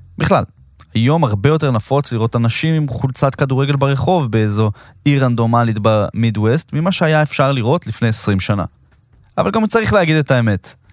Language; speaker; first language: Hebrew; native; Hebrew